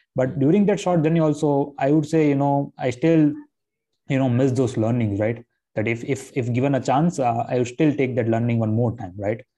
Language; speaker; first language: English; non-native, local second language; Gujarati